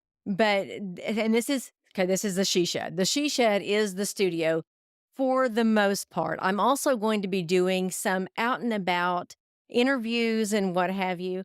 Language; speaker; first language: English; native; English